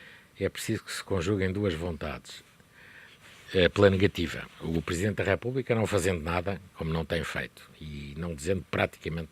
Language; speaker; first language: Portuguese; native; Portuguese